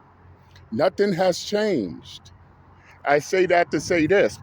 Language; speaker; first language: English; native; English